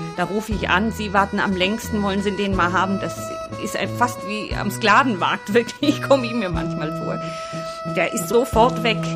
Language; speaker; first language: German; native; German